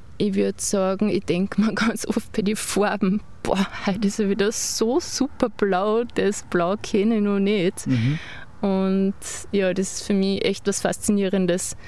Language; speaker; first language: German; native; German